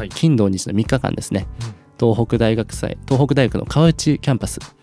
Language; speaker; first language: Japanese; native; Japanese